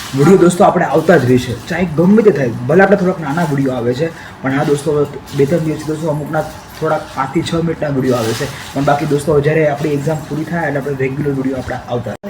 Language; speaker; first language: Gujarati; native; Gujarati